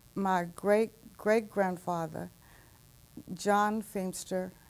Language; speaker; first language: English; native; English